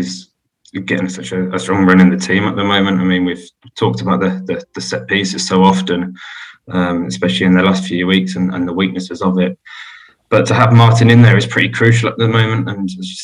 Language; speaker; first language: English; native; English